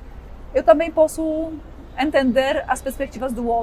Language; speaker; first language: Portuguese; non-native, fluent; Polish